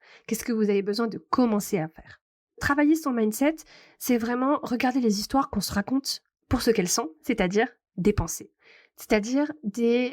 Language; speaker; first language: French; native; French